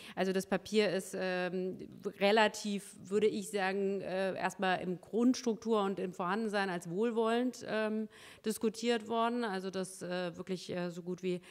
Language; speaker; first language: German; native; German